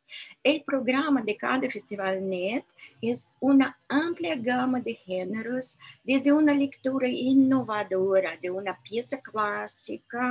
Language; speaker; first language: Spanish; non-native, fluent; Russian